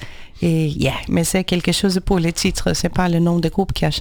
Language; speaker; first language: French; non-native, learner; Portuguese